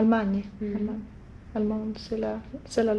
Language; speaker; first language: French; non-native, learner; Swedish